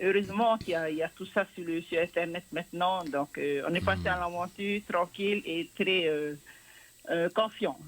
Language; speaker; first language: French; non-native, local second language; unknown